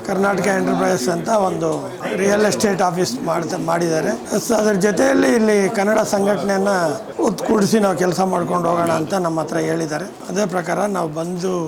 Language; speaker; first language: Kannada; native; Kannada